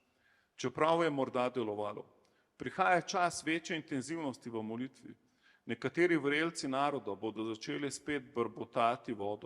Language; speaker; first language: Slovenian; native; Slovenian